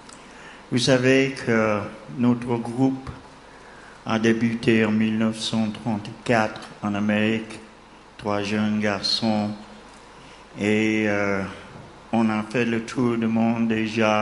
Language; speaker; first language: French; non-native, fluent; English